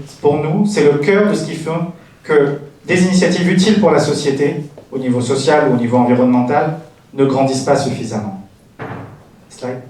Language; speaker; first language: French; native; French